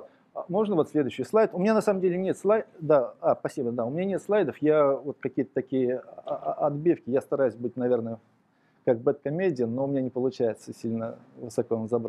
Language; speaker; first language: Russian; native; Russian